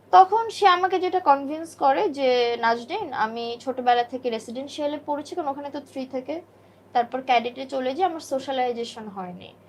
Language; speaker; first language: Bangla; native; Bangla